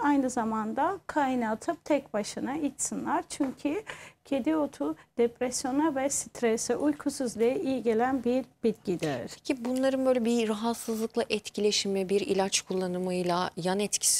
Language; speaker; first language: Turkish; non-native, fluent; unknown